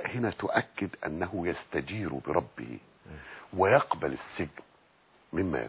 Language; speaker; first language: Arabic; native; Arabic